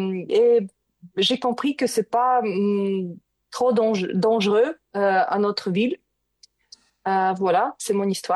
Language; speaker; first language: French; non-native, learner; Ukrainian